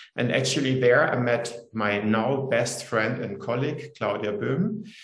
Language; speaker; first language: English; non-native, fluent; German